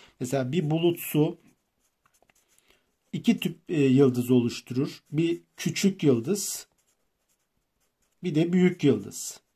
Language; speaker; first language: Turkish; native; Turkish